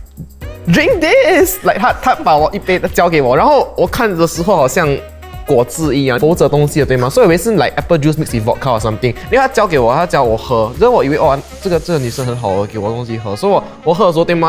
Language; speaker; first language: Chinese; non-native, local second language; English